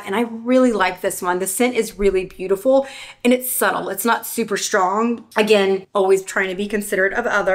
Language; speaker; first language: English; native; English